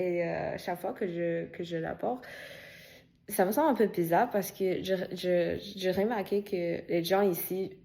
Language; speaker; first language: French; non-native, fluent; Chinese